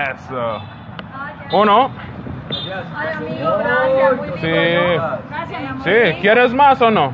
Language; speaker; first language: Spanish; non-native, learner; English